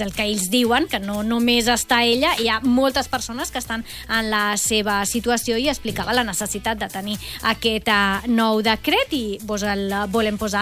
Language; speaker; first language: Catalan; native; Catalan